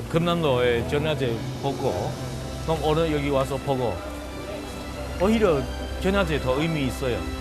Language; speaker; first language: Korean; non-native, fluent; Chinese